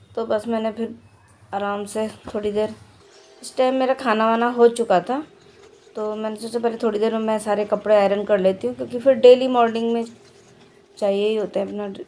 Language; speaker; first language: Hindi; native; Hindi